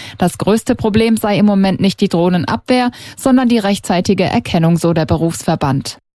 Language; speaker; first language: German; native; German